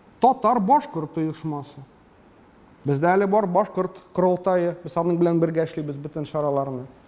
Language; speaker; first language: Tatar; early bilingual, heritage; Tatar